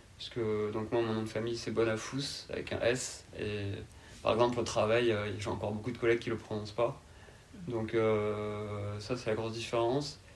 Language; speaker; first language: French; native; French